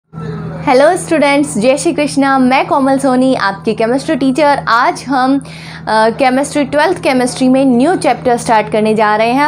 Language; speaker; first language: Hindi; native; Hindi